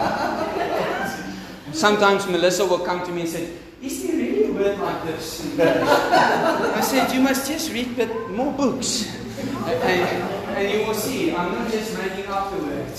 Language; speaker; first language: English; non-native, local second language; Afrikaans